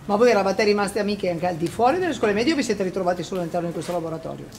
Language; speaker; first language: Italian; native; Italian